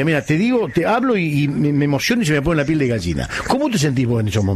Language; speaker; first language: Spanish; native; Spanish